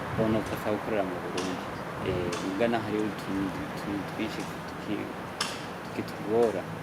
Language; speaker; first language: Rundi; early bilingual, heritage; Rundi